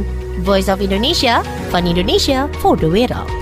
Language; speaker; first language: Dutch; non-native, fluent; Indonesian